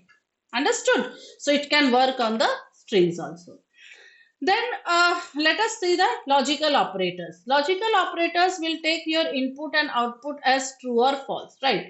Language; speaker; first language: English; non-native, local second language; Hindi